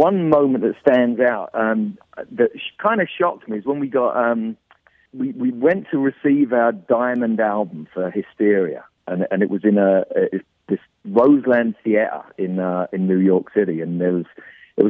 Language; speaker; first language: English; native; English